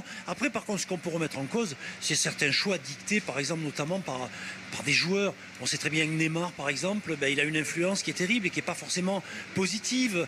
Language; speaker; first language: French; native; French